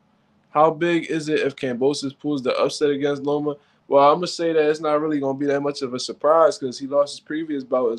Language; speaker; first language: English; native; English